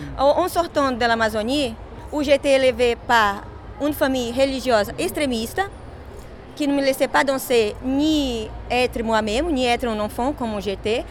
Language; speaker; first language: French; non-native, fluent; Portuguese